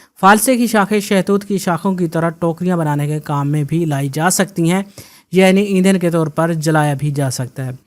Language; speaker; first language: Urdu; non-native, local second language; Punjabi